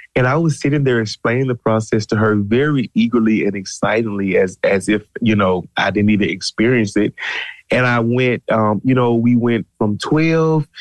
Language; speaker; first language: English; native; English